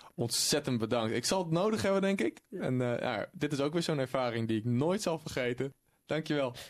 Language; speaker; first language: Dutch; native; Dutch